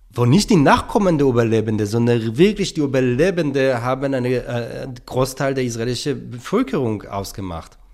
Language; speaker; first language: German; non-native, fluent; Hebrew